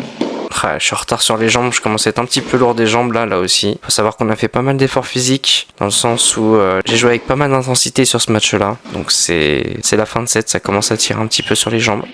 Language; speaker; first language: French; native; French